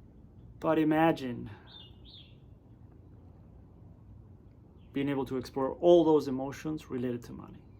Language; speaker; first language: English; native; English